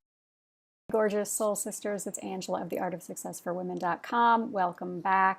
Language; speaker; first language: English; native; English